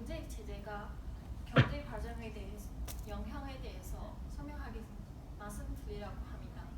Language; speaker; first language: Korean; non-native, learner; Chinese